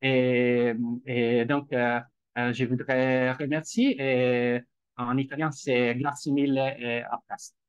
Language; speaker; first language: French; non-native, fluent; Italian